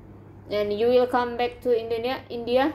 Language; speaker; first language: English; non-native, learner; Indonesian